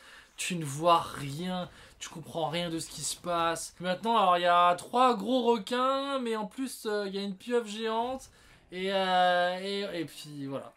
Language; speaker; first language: French; native; French